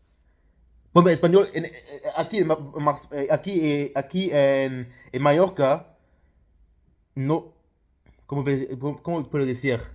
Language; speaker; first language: Spanish; non-native, fluent; Luxembourgish